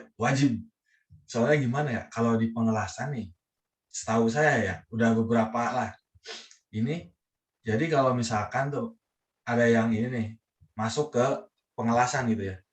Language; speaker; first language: Indonesian; non-native, local second language; Sundanese